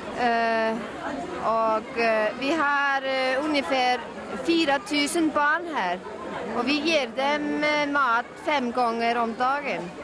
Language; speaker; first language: Danish; non-native, learner; Icelandic